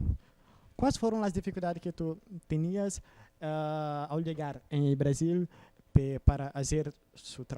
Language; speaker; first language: Spanish; non-native, learner; Portuguese